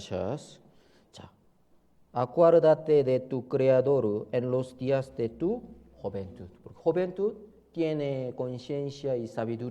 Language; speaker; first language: Spanish; non-native, learner; Korean